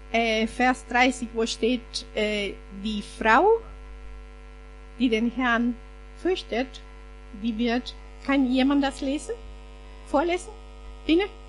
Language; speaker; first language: German; non-native, fluent; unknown